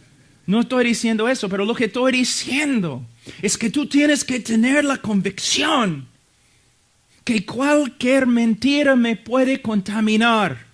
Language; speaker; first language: Spanish; non-native, fluent; English